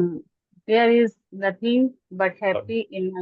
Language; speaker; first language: English; non-native, learner; Hindi